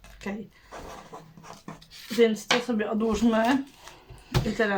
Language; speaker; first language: Polish; native; Polish